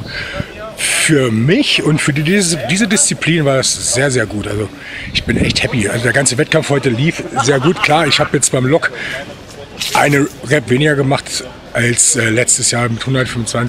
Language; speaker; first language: German; native; German